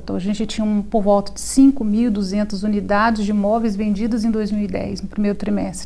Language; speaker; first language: Portuguese; native; Portuguese